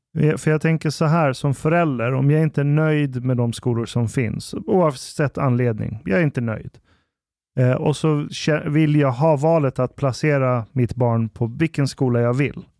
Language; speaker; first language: Swedish; early bilingual, other home language; Persian